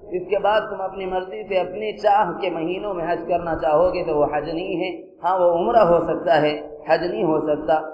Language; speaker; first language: Urdu; native; Urdu